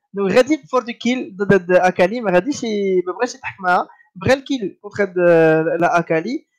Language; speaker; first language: French; non-native, local second language; Arabic